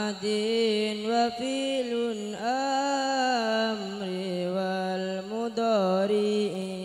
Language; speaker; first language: Arabic; non-native, learner; Madurese